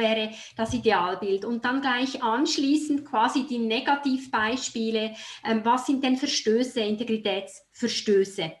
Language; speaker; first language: German; native; German